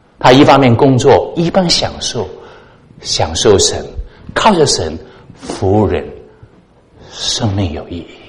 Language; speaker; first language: Chinese; non-native, local second language; Cantonese